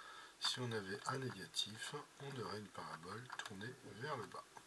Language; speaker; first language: French; native; French